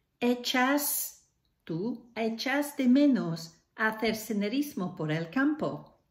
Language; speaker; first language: Spanish; non-native, fluent; English